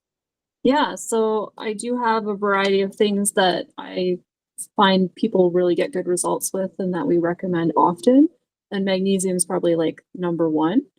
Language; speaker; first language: English; native; English